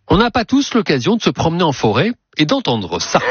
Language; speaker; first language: French; native; French